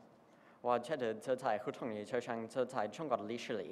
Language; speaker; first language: Chinese; non-native, learner; English